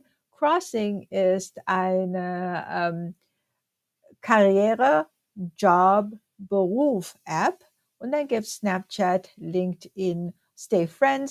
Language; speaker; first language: German; non-native, fluent; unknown